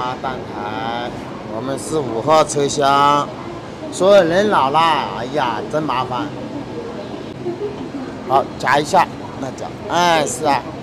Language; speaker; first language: Chinese; native; Chinese